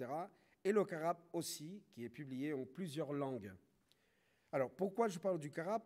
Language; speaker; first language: French; non-native, fluent; Spanish